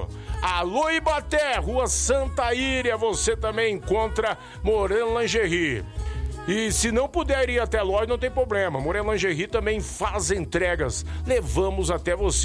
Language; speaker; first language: Portuguese; native; Portuguese